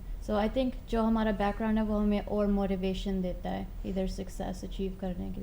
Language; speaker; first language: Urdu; early bilingual, heritage; Urdu